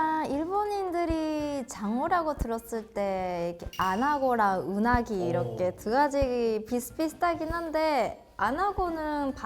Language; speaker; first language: Korean; non-native, fluent; Japanese